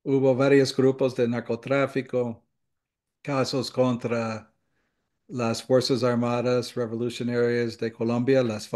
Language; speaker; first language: Spanish; non-native, fluent; English